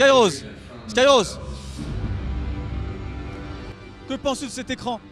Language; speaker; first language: French; native; French